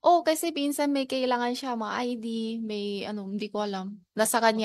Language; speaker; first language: Filipino; non-native, learner; Chinese